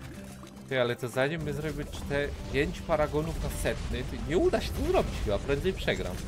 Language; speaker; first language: Polish; native; Polish